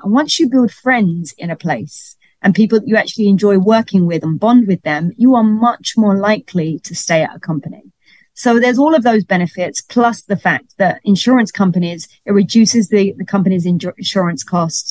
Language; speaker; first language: English; native; English